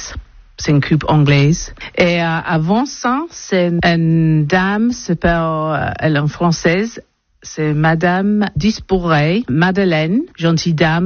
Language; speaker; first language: French; non-native, learner; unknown